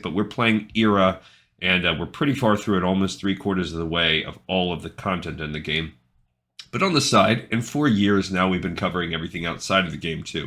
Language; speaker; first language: English; native; English